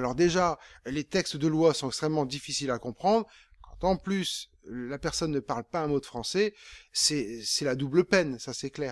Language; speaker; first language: French; native; French